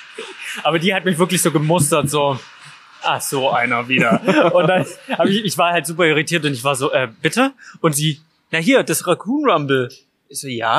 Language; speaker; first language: German; native; German